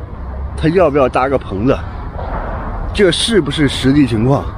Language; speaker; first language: Chinese; native; Chinese